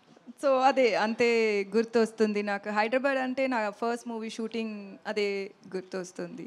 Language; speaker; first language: Telugu; non-native, learner; Tamil